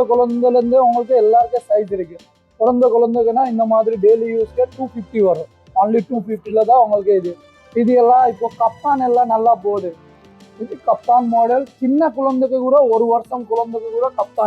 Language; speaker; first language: Tamil; non-native, fluent; Hindi